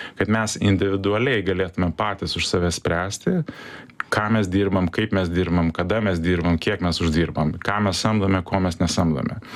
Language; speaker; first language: Lithuanian; early bilingual, heritage; Lithuanian